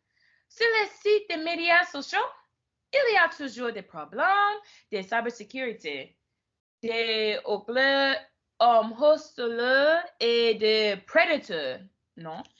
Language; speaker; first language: French; non-native, learner; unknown